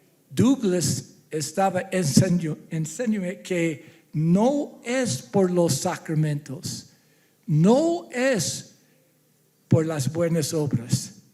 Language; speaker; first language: Spanish; non-native, fluent; English